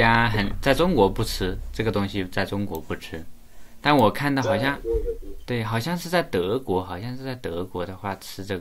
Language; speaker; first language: Chinese; native; Chinese